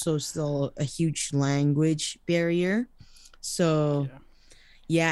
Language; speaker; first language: English; non-native, local second language; Iloko